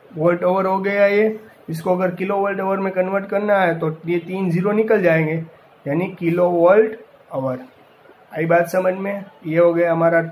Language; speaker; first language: Hindi; non-native, local second language; Gujarati